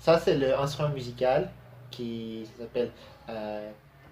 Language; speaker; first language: French; non-native, learner; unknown